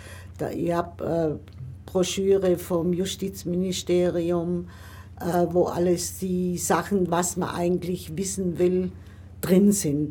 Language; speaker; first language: German; native; German